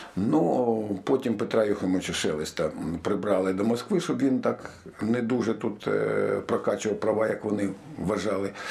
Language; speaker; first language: Ukrainian; native; Ukrainian